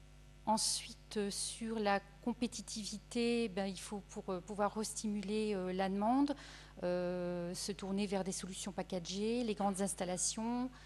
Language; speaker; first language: French; native; French